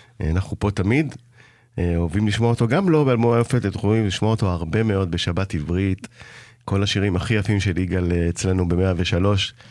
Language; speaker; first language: Hebrew; native; Hebrew